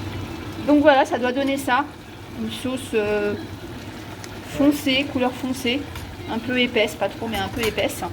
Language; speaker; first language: French; native; French